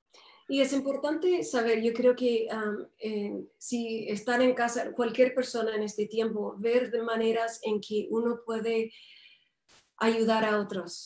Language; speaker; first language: Spanish; non-native, fluent; English